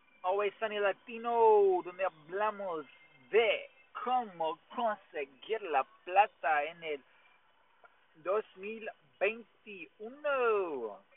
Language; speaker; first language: Spanish; non-native, learner; English